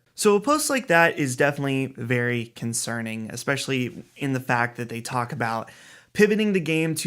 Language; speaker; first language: English; native; English